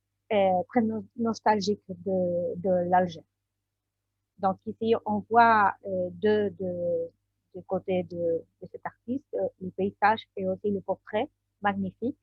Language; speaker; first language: French; non-native, learner; Spanish